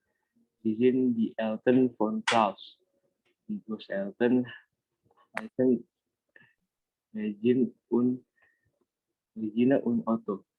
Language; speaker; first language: German; non-native, learner; Indonesian